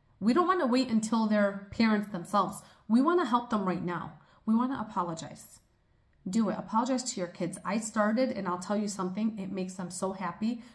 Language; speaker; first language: English; early bilingual, other home language; Arabic